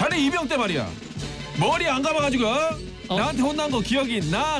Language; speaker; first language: Korean; native; Korean